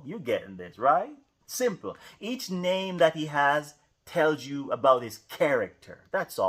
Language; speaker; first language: English; native; English